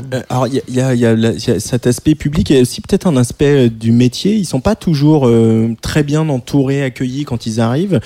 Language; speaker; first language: French; native; French